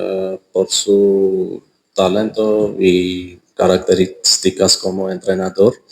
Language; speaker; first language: Spanish; non-native, fluent; Armenian